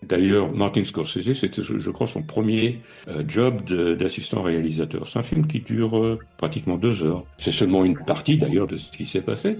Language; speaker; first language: French; native; French